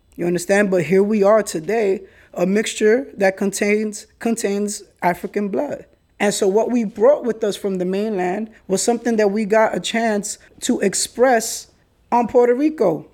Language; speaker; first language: English; early bilingual, other home language; Spanish